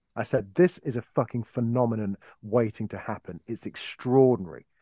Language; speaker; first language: English; native; English